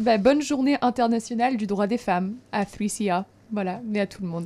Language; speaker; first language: French; native; French